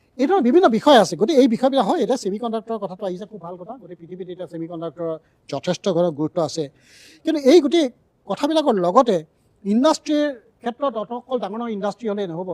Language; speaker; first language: Assamese; native; Assamese